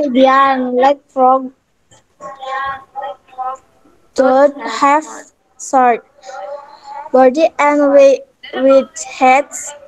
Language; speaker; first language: English; non-native, learner; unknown